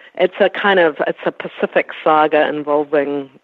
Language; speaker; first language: English; native; English